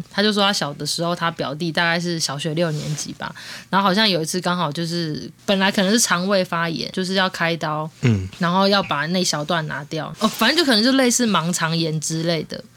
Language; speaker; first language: Chinese; native; Chinese